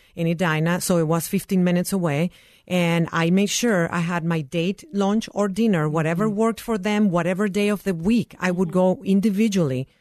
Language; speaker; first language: English; non-native, fluent; Spanish